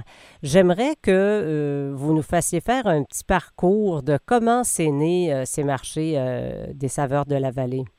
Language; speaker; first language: French; native; French